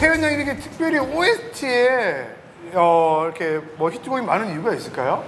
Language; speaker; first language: Korean; native; Korean